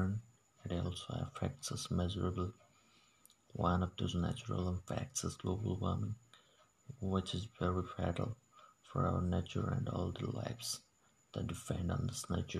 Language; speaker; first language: English; non-native, local second language; Odia